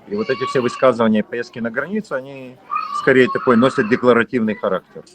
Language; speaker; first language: Russian; native; Russian